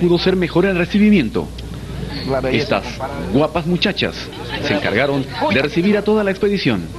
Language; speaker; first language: Spanish; native; Spanish